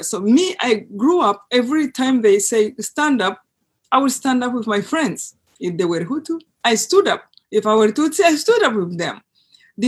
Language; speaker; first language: English; non-native, local second language; Kinyarwanda